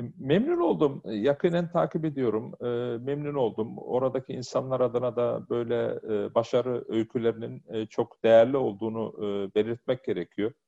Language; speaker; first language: Turkish; early bilingual, heritage; Turkish